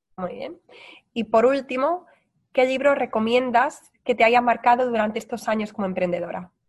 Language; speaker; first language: Spanish; native; Spanish